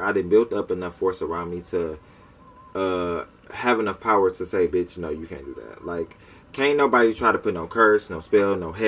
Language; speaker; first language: English; native; English